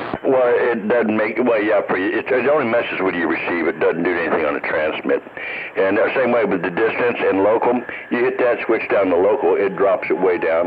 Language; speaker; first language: English; native; English